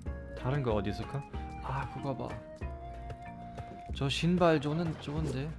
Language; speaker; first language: Korean; non-native, learner; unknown